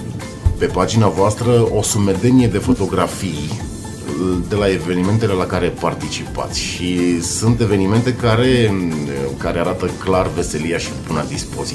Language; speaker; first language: Romanian; native; Romanian